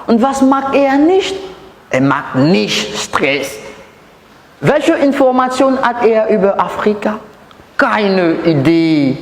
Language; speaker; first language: German; non-native, learner; French